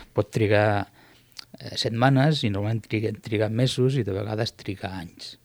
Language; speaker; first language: Catalan; non-native, local second language; Spanish